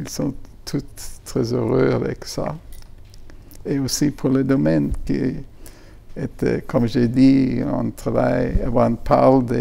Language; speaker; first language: French; non-native, fluent; German